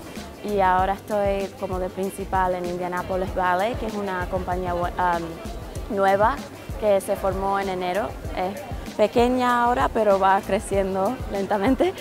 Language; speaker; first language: Spanish; early bilingual, heritage; English